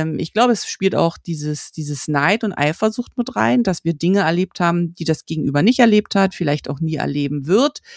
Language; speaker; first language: German; native; German